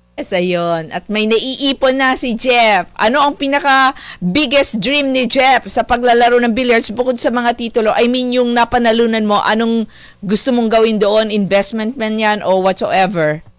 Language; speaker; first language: Filipino; native; Filipino